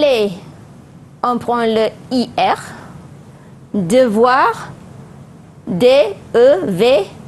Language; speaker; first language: French; non-native, fluent; Malay